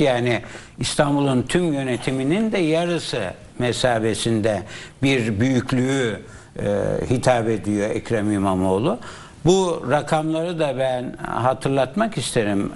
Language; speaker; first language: Turkish; native; Turkish